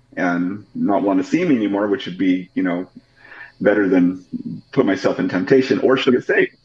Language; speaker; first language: English; native; English